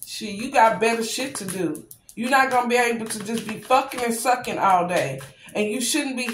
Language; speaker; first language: English; native; English